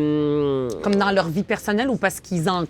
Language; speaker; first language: French; native; French